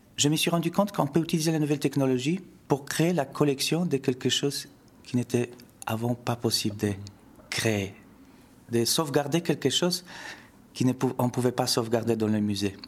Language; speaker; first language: French; non-native, fluent; Polish